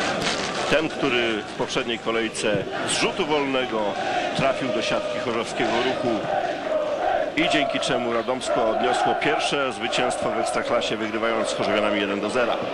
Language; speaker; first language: Polish; native; Polish